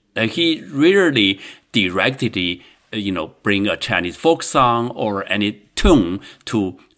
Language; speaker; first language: English; non-native, fluent; Chinese